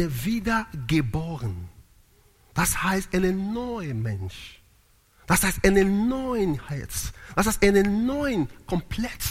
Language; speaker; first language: German; non-native, learner; Italian